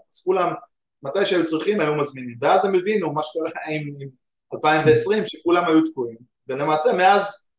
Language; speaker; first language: Hebrew; native; Hebrew